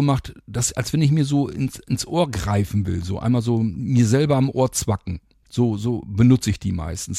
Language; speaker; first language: German; native; German